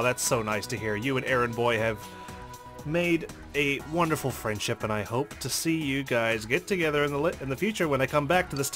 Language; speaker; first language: English; native; English